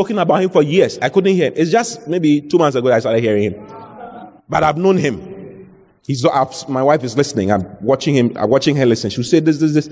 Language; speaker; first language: English; non-native, local second language; Akan